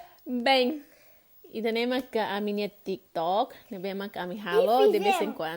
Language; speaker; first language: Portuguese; non-native, local second language; Tetum